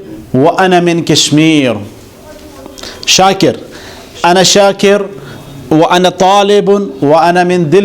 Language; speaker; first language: Arabic; non-native, fluent; Kashmiri